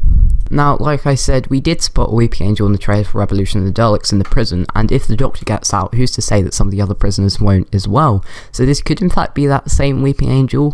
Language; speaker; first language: English; native; English